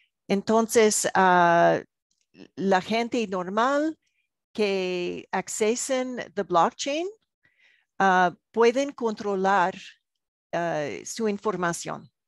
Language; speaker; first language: Spanish; non-native, learner; English